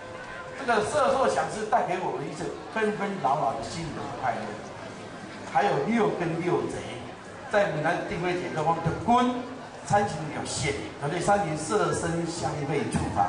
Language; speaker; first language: Chinese; non-native, local second language; Min Nan Chinese